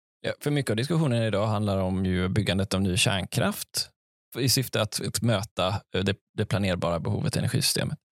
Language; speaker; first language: Swedish; native; Swedish